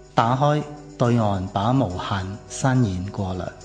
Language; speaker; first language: Cantonese; non-native, fluent; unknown